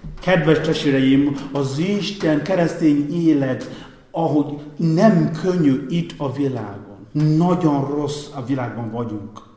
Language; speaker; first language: Hungarian; non-native, fluent; Igbo